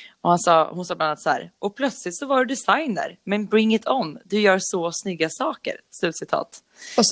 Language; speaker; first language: Swedish; native; Swedish